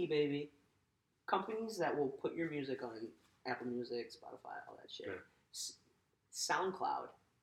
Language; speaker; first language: English; native; English